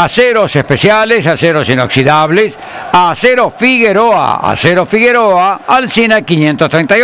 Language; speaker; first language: Spanish; native; Spanish